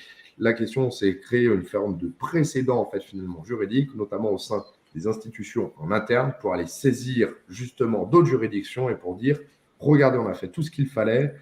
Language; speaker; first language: French; native; French